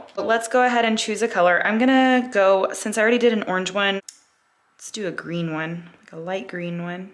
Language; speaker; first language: English; native; English